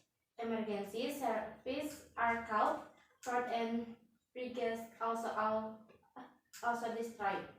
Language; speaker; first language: English; non-native, learner; Indonesian